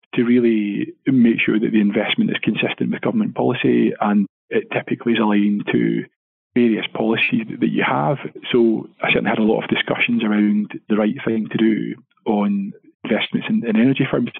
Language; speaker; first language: English; native; English